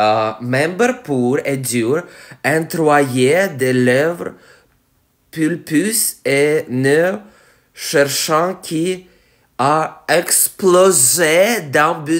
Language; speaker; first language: French; non-native, learner; English